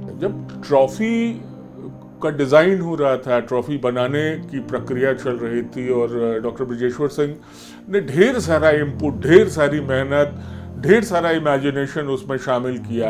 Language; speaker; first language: Hindi; native; Hindi